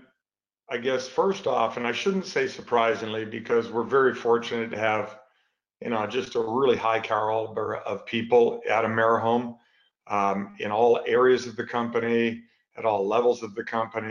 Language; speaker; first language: English; native; English